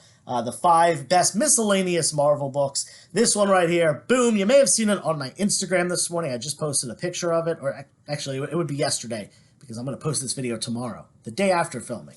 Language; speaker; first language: English; native; English